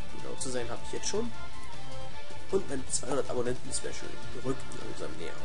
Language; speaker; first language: German; native; German